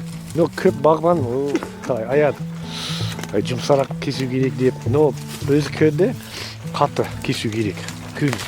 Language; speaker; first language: Kazakh; non-native, learner; English